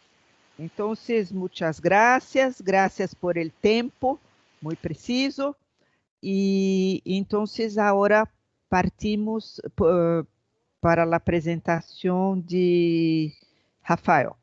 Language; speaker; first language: Spanish; non-native, fluent; Portuguese